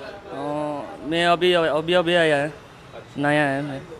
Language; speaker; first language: Hindi; non-native, local second language; Nepali